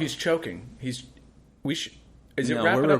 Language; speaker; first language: English; native; English